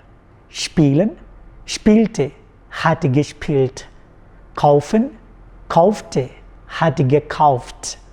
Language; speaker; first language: German; non-native, fluent; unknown